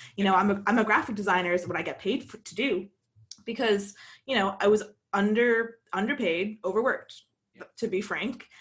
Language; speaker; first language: English; native; English